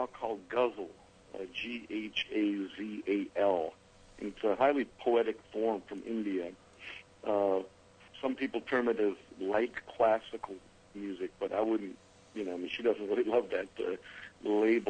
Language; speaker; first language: English; native; English